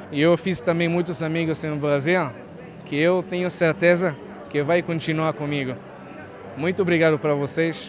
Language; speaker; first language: Portuguese; non-native, fluent; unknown